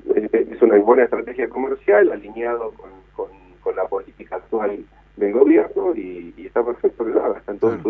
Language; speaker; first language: Spanish; native; Spanish